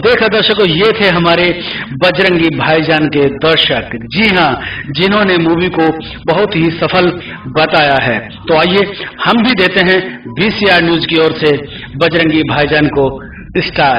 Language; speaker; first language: Hindi; native; Hindi